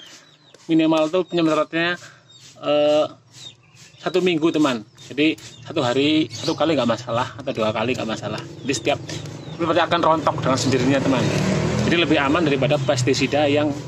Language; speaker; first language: Indonesian; native; Indonesian